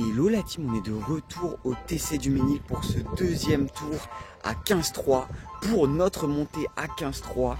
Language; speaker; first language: French; native; French